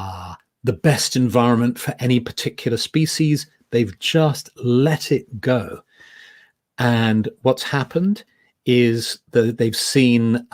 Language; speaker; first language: English; native; English